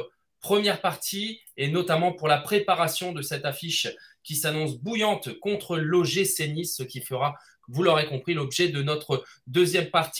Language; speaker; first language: French; native; French